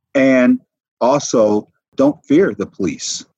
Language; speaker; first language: English; native; English